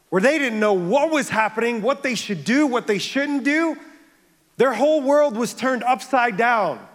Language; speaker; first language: English; native; English